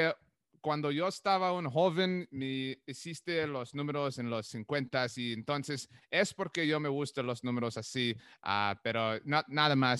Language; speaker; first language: Spanish; non-native, learner; English